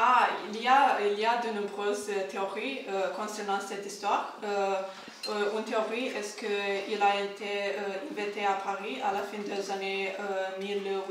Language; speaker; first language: French; non-native, learner; English